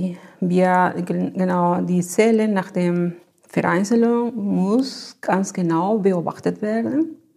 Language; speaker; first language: German; non-native, fluent; Spanish